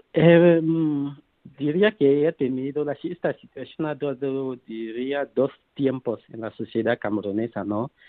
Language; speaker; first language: Spanish; non-native, fluent; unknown